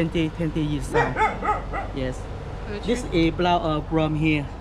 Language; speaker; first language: English; non-native, learner; Vietnamese